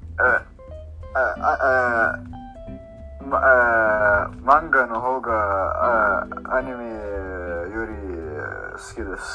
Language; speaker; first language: Japanese; non-native, learner; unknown